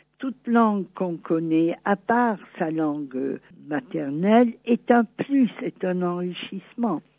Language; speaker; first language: French; non-native, local second language; Greek